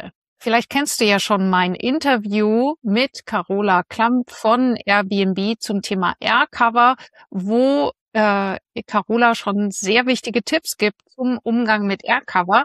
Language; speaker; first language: German; native; German